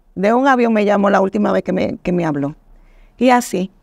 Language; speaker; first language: Spanish; native; Spanish